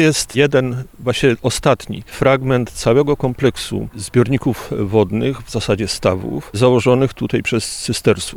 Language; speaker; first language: Polish; native; Polish